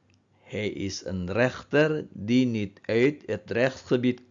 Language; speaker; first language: Dutch; non-native, fluent; Indonesian